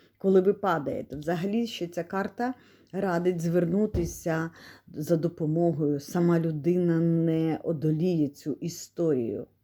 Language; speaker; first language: Ukrainian; non-native, local second language; Russian